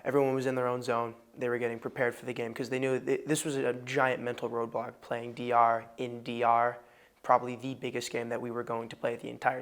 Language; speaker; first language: English; native; English